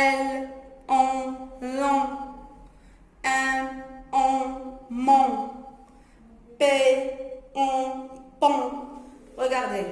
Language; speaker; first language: French; non-native, local second language; Arabic